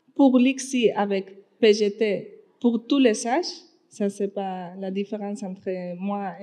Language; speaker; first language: French; non-native, fluent; Spanish